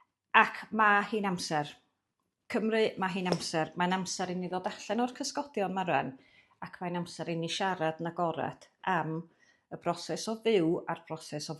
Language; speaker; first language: Welsh; native; Welsh